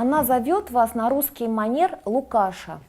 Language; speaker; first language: Russian; native; Russian